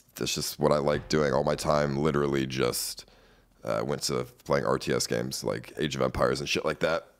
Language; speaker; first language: English; native; English